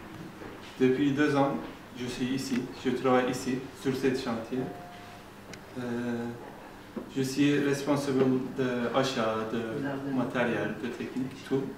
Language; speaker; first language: French; non-native, learner; Turkish